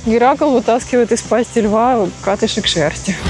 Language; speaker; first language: Russian; native; Russian